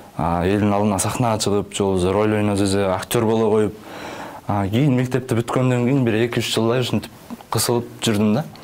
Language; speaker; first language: Kyrgyz; native; Kyrgyz